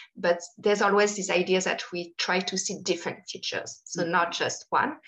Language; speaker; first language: English; non-native, fluent; French